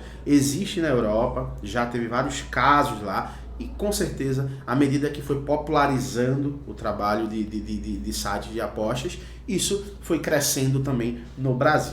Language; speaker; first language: Portuguese; native; Portuguese